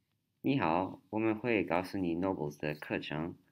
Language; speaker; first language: Chinese; non-native, learner; English